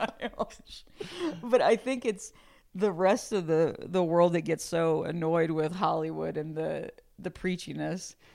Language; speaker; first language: English; native; English